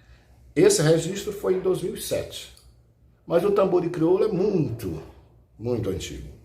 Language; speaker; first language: Portuguese; native; Portuguese